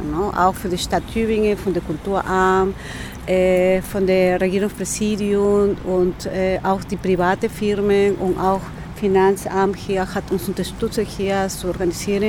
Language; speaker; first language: German; non-native, learner; Spanish